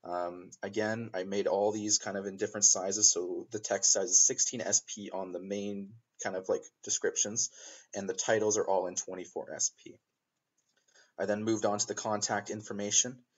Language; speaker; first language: English; native; English